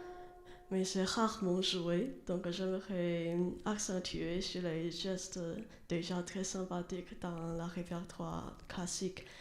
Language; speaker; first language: French; non-native, learner; Chinese